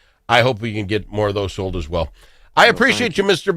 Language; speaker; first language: English; native; English